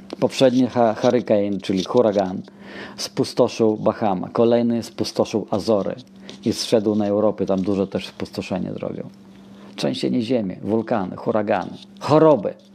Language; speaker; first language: Polish; non-native, fluent; Russian